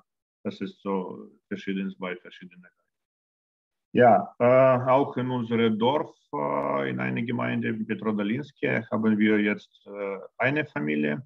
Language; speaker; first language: German; non-native, learner; Russian